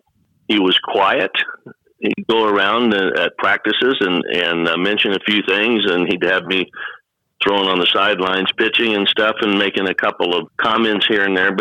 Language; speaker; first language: English; native; English